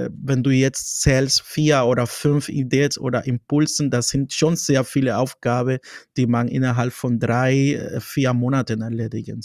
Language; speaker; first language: German; non-native, fluent; Spanish